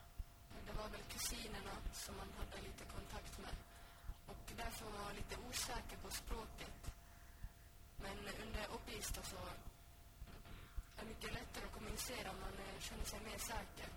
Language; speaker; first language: Swedish; early bilingual, other home language; Finnish